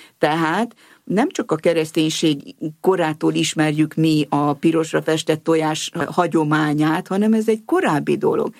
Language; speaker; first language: Hungarian; native; Hungarian